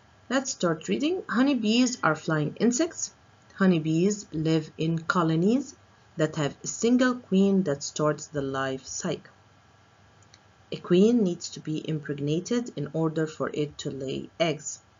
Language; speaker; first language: English; non-native, fluent; Arabic